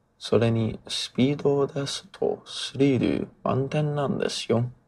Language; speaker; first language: Japanese; non-native, learner; English